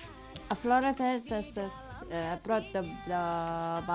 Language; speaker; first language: Catalan; non-native, learner; Indonesian